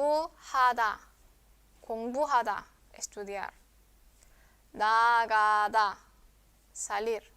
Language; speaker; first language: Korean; non-native, fluent; Spanish